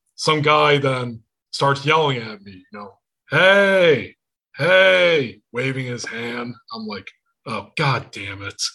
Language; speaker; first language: English; native; English